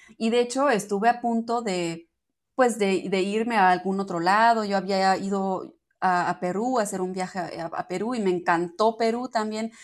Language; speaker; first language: Spanish; non-native, fluent; German